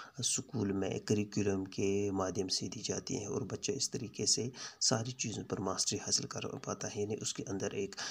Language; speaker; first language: Urdu; non-native, local second language; Kashmiri